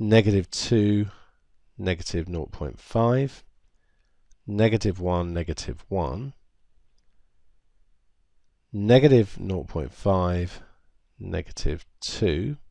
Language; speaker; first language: English; native; English